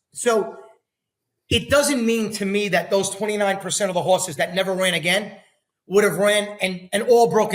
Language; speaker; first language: English; native; English